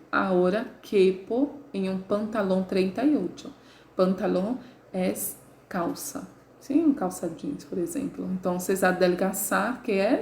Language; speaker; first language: Spanish; non-native, fluent; Portuguese